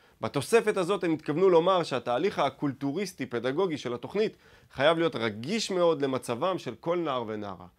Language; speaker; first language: Hebrew; native; Hebrew